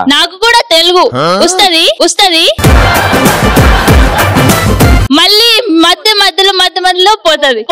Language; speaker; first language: Telugu; non-native, local second language; Hindi